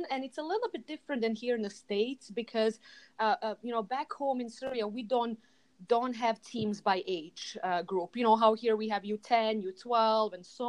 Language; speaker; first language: English; non-native, fluent; Serbian